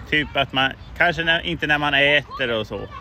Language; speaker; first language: Swedish; native; Swedish